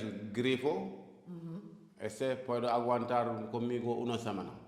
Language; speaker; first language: Spanish; non-native, learner; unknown